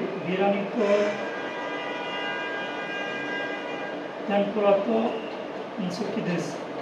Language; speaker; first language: Japanese; non-native, learner; Bangla